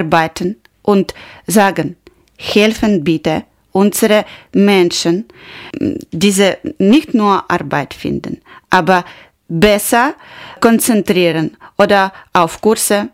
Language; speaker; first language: German; non-native, learner; Ukrainian